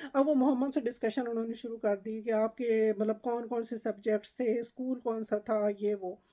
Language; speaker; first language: Urdu; native; Urdu